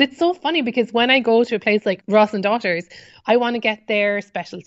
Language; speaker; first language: English; native; English